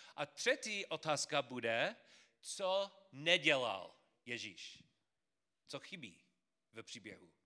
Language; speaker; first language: Czech; non-native, fluent; English